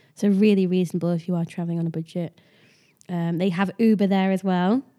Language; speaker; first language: English; native; English